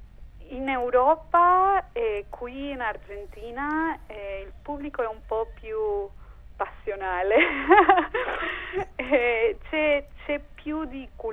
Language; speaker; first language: Italian; non-native, fluent; Spanish